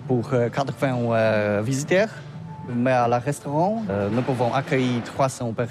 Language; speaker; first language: French; non-native, learner; German